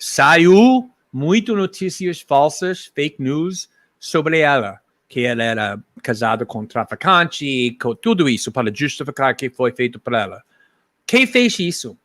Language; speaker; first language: Portuguese; non-native, fluent; English